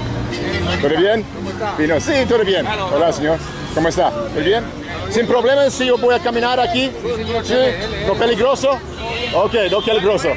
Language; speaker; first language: Spanish; non-native, learner; English